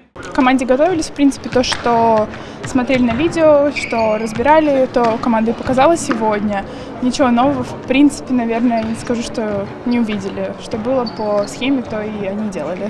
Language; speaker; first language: Russian; native; Russian